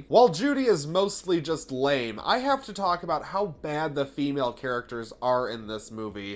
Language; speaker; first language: English; native; English